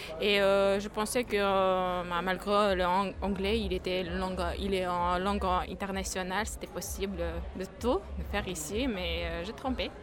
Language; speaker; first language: French; non-native, learner; Georgian